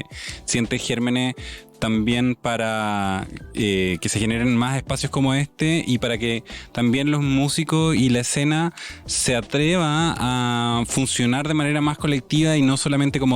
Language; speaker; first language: Spanish; native; Spanish